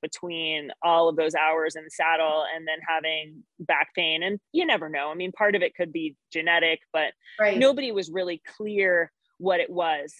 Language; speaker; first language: English; native; English